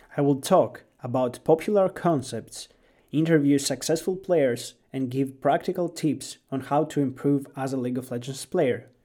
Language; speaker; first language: English; non-native, fluent; Greek